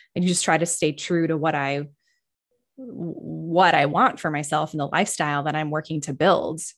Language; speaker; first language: English; native; English